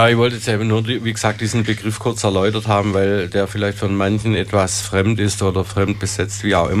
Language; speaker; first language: German; native; German